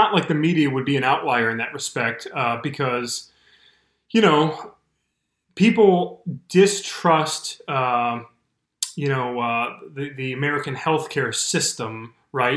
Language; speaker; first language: English; native; English